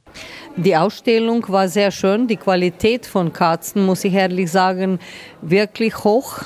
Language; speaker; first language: German; non-native, learner; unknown